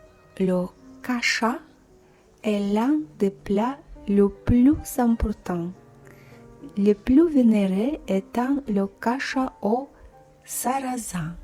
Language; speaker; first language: French; non-native, fluent; Russian